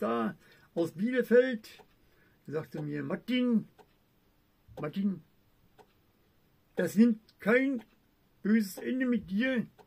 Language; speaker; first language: German; native; German